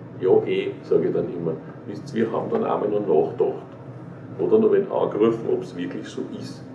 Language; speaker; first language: German; native; German